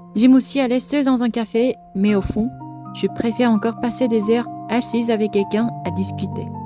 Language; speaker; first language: French; non-native, fluent; Korean